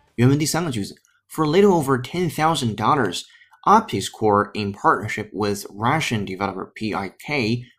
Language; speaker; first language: English; non-native, fluent; Chinese